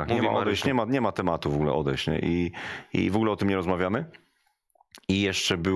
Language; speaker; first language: Polish; native; Polish